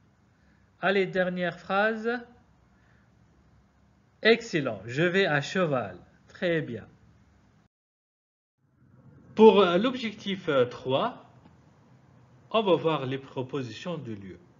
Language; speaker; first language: French; non-native, fluent; Arabic